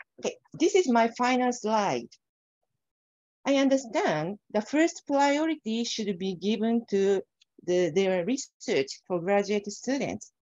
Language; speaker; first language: English; non-native, fluent; Japanese